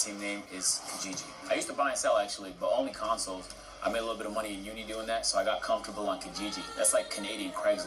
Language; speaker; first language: English; native; English